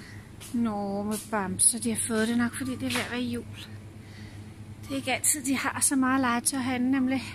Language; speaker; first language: Danish; native; Danish